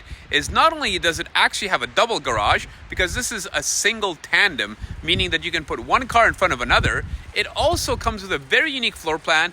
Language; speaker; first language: English; native; English